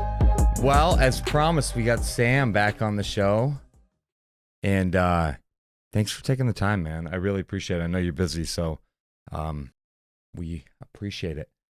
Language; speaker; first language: English; native; English